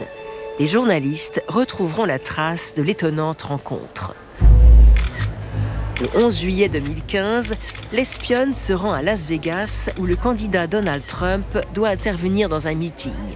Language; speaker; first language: French; native; French